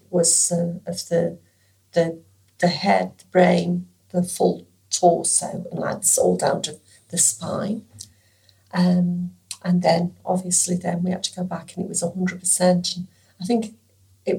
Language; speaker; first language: English; native; English